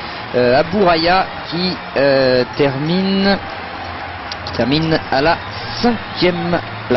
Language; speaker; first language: French; native; French